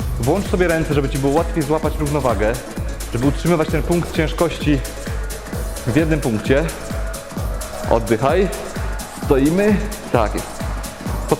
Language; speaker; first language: Polish; native; Polish